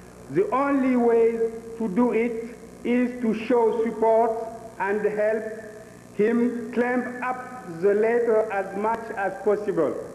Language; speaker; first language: English; non-native, fluent; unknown